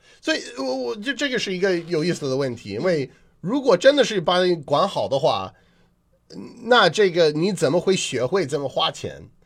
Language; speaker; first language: Chinese; non-native, fluent; English